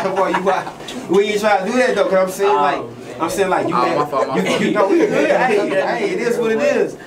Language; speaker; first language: English; native; English